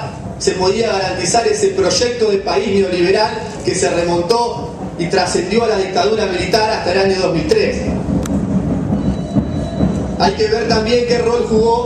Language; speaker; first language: Spanish; native; Spanish